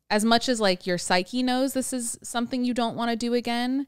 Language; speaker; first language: English; native; English